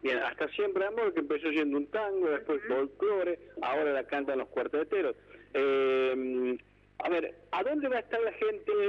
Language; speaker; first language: Spanish; native; Spanish